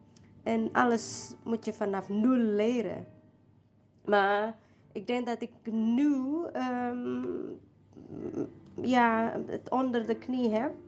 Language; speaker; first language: Dutch; non-native, fluent; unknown